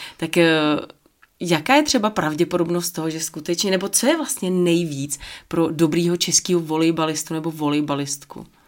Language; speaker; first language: Czech; native; Czech